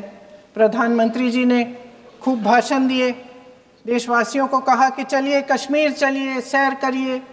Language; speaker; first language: Hindi; native; Hindi